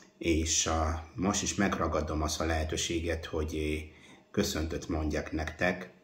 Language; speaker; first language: Hungarian; non-native, fluent; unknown